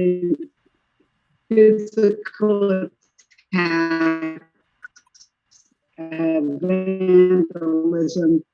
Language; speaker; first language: English; native; English